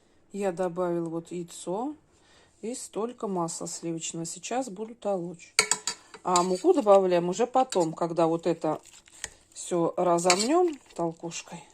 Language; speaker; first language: Russian; native; Russian